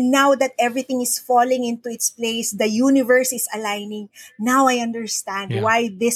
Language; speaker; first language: English; non-native, local second language; Filipino